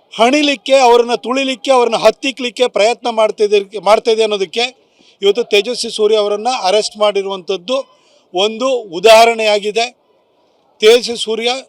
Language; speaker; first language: Kannada; native; Kannada